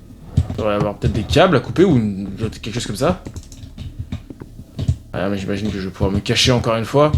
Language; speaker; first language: French; native; French